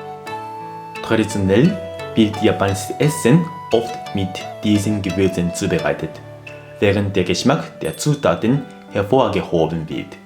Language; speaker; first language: German; non-native, fluent; Japanese